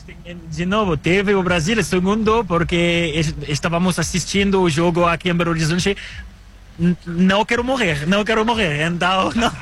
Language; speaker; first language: Portuguese; non-native, learner; French